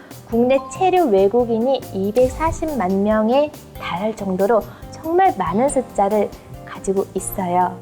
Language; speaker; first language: Korean; non-native, fluent; Mongolian